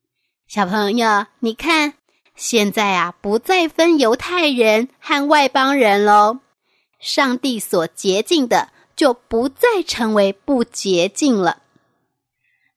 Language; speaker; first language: Chinese; native; Chinese